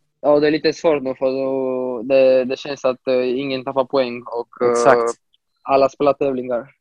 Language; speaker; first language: Swedish; non-native, fluent; Romanian